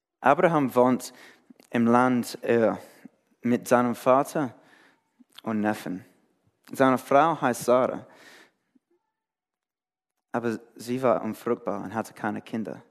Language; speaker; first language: German; non-native, fluent; English